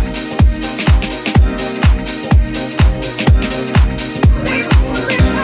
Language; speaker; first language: English; native; English